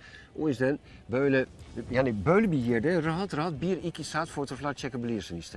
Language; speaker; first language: Turkish; non-native, fluent; Dutch